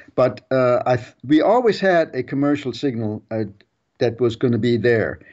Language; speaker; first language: English; early bilingual, other home language; German